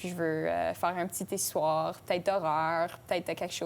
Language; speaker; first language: French; non-native, local second language; English